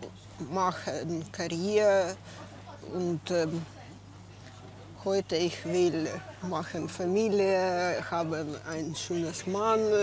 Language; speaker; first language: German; non-native, learner; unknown